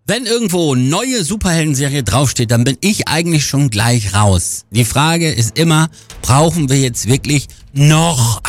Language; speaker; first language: German; native; German